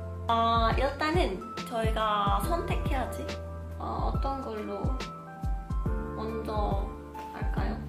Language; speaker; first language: Korean; non-native, fluent; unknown